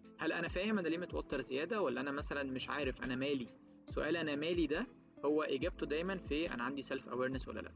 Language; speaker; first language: Arabic; native; Arabic